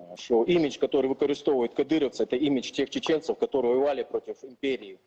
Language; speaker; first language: Ukrainian; non-native, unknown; Chechen